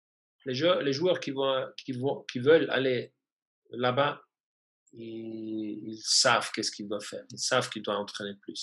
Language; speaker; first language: French; non-native, fluent; German